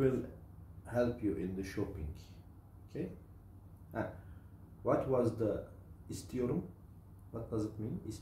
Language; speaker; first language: English; non-native, fluent; Turkish